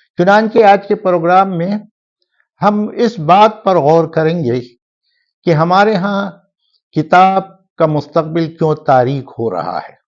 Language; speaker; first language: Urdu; non-native, local second language; Pashto